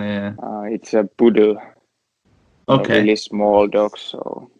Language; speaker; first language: English; non-native, learner; Finnish